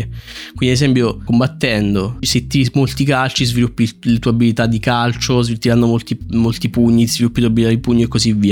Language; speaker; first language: Italian; native; Italian